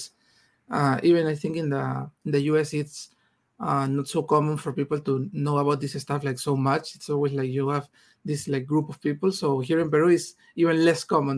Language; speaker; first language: English; non-native, fluent; Spanish